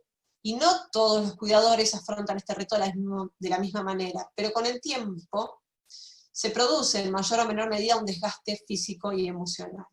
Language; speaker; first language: Spanish; native; Spanish